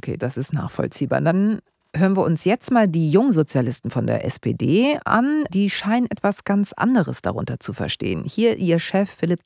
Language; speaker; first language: German; native; German